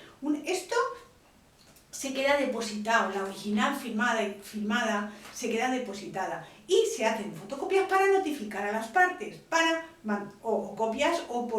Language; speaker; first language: Spanish; native; Spanish